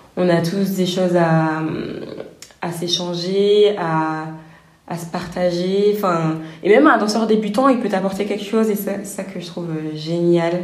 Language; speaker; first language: French; native; French